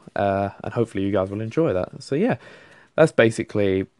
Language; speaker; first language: English; native; English